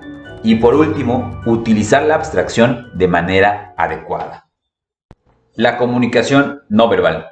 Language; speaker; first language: Spanish; native; Spanish